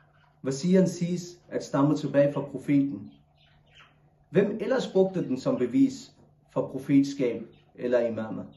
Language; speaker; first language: Danish; non-native, local second language; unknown